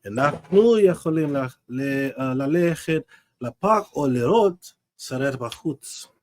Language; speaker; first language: Hebrew; non-native, learner; English